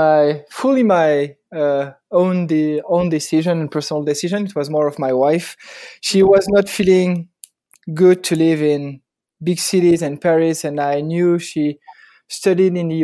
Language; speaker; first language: English; non-native, fluent; French